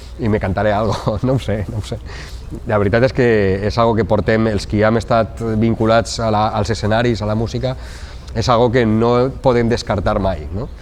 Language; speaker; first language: Catalan; native; Catalan